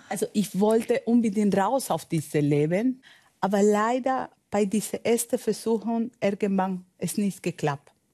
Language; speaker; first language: German; non-native, learner; Spanish